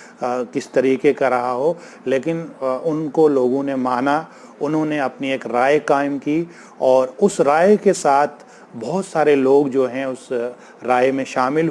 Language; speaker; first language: Urdu; native; Urdu